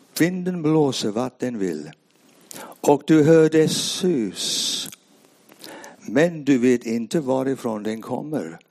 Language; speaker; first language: Swedish; non-native, fluent; English